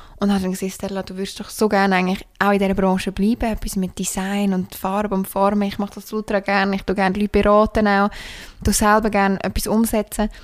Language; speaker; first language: German; native; German